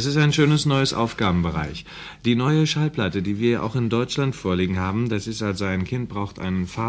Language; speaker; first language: German; native; German